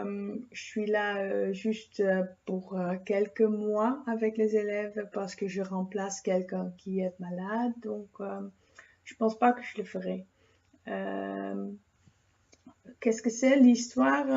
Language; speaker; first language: French; non-native, fluent; Dutch